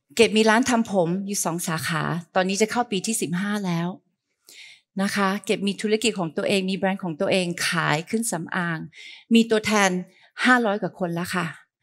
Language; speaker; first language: Thai; early bilingual, heritage; Thai